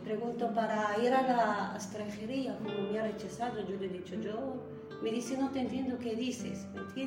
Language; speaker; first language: Spanish; non-native, learner; Arabic